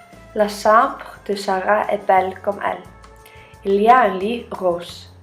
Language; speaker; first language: French; non-native, learner; Icelandic